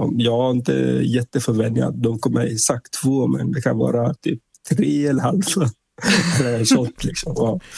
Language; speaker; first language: Swedish; non-native, fluent; Vietnamese